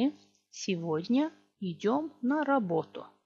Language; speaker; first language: Russian; non-native, local second language; Gagauz